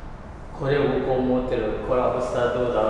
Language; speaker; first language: Japanese; non-native, learner; Indonesian